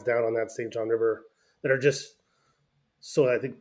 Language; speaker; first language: English; native; English